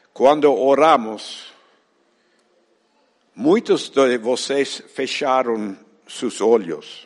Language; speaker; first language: Portuguese; non-native, fluent; Spanish